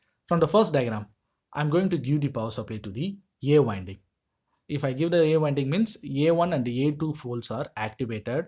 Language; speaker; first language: English; non-native, local second language; Tamil